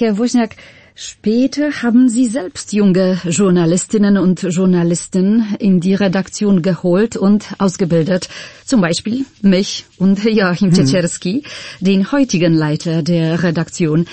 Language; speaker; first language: German; non-native, fluent; Polish